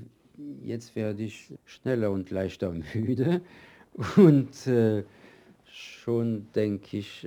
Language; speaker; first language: German; non-native, fluent; French